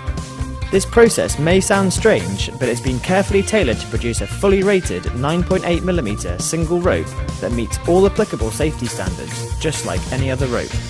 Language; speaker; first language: English; native; English